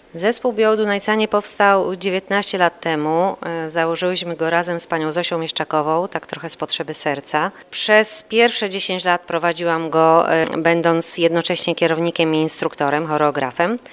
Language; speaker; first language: Polish; native; Polish